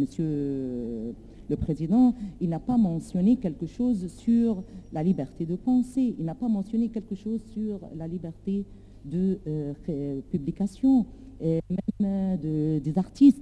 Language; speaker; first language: French; non-native, learner; Arabic